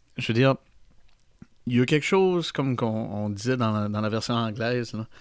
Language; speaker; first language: French; native; French